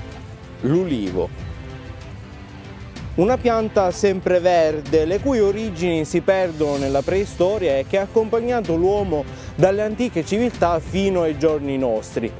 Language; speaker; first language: Italian; native; Italian